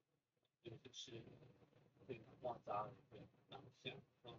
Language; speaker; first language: Chinese; native; Chinese